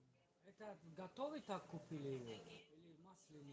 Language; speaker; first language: Russian; non-native, learner; Tajik